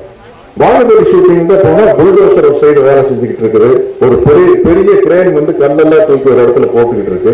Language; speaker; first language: Tamil; native; Tamil